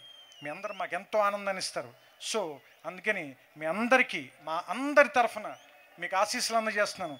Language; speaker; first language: Telugu; native; Telugu